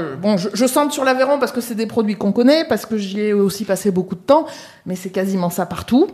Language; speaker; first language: French; native; French